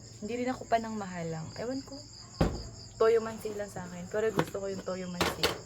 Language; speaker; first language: Filipino; native; Filipino